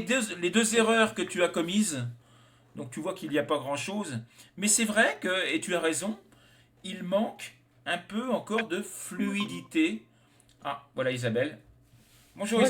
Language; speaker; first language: French; native; French